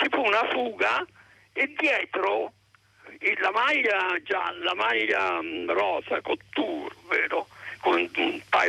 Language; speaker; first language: Italian; native; Italian